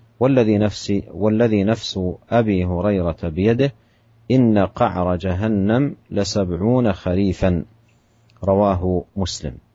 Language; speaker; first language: Arabic; native; Arabic